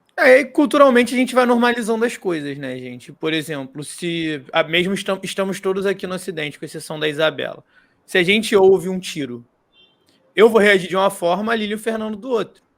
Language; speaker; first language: Portuguese; native; Portuguese